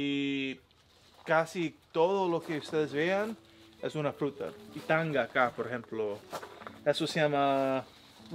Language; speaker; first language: Spanish; non-native, learner; English